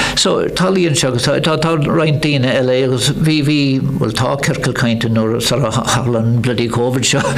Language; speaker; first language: Irish; non-native, local second language; English